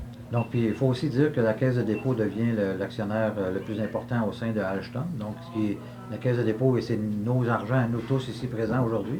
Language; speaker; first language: French; native; French